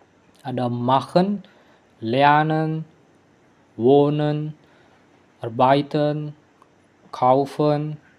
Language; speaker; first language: German; non-native, learner; Indonesian